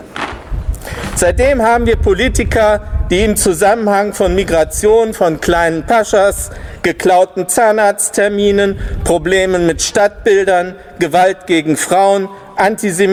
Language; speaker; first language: German; native; German